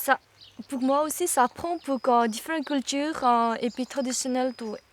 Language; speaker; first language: French; non-native, learner; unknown